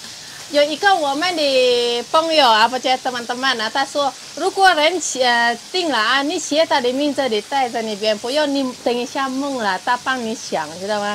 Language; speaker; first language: Chinese; non-native, learner; Indonesian